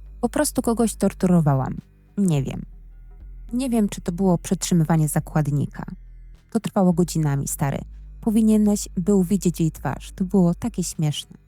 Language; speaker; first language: Polish; native; Polish